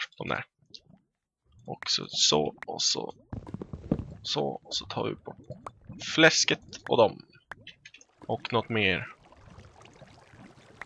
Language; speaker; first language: Swedish; native; Swedish